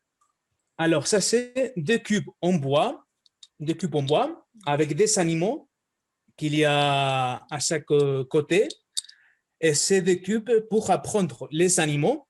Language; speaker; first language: French; non-native, fluent; Spanish